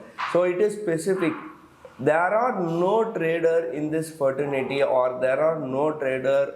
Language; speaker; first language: English; non-native, local second language; Tamil